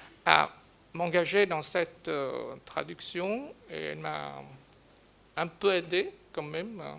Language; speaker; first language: French; non-native, fluent; Vietnamese